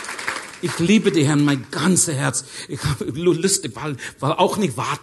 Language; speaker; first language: German; non-native, learner; English